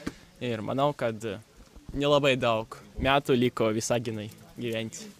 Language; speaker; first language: Lithuanian; non-native, local second language; Russian